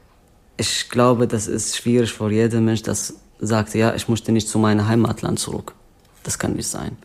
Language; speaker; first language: German; non-native, fluent; Arabic